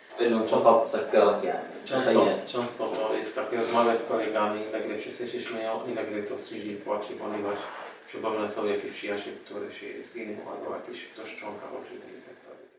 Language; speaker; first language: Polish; non-native, learner; Arabic